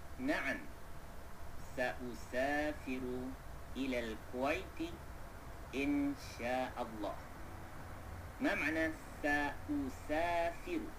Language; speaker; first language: Arabic; non-native, fluent; Malay